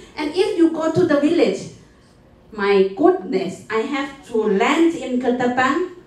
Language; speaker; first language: English; non-native, fluent; Thai